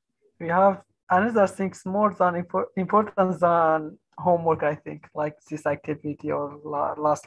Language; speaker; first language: English; non-native, learner; Kurdish